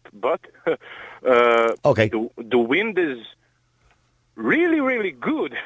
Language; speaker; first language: English; non-native, learner; Croatian